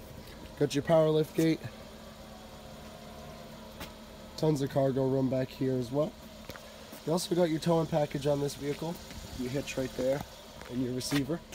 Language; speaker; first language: English; native; English